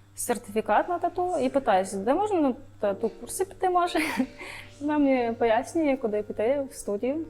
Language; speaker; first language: Ukrainian; non-native, local second language; Romanian